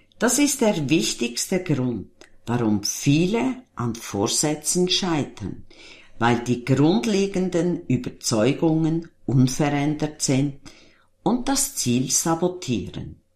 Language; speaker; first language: German; native; German